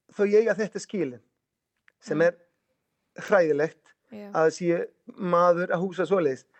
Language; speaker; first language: Icelandic; non-native, fluent; Spanish